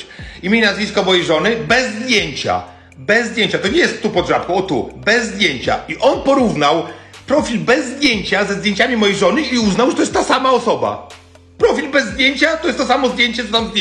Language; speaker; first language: Polish; native; Polish